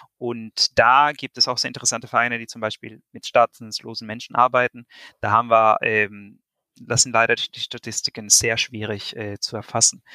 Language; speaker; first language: German; non-native, fluent; Spanish